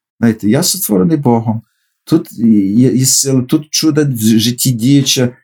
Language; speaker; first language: Ukrainian; early bilingual, heritage; Ukrainian